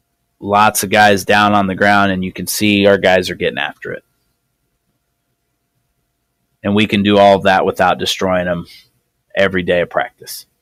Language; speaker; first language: English; native; English